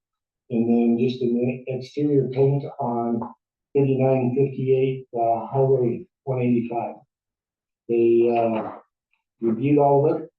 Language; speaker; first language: English; native; English